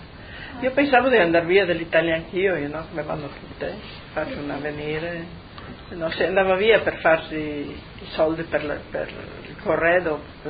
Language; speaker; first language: Italian; native; Italian